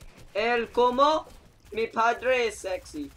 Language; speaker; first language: Spanish; non-native, learner; English